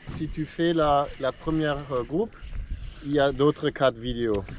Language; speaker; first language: French; non-native, learner; German